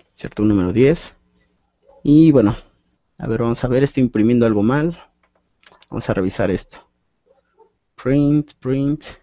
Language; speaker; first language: Spanish; native; Spanish